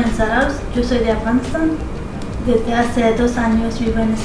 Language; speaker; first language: Spanish; non-native, learner; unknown